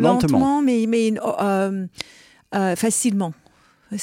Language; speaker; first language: French; non-native, learner; English